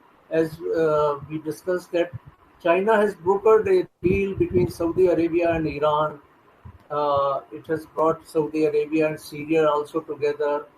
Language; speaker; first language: English; non-native, local second language; Hindi